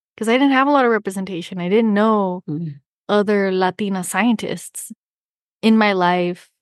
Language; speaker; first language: English; native; English